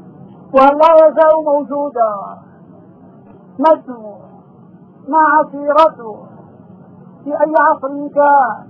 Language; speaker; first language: Arabic; native; Arabic